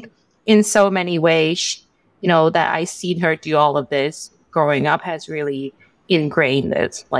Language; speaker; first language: English; non-native, local second language; Cantonese